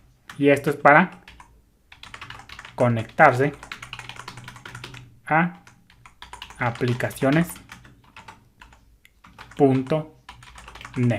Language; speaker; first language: Spanish; native; Spanish